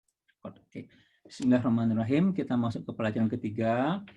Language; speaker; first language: Indonesian; native; Indonesian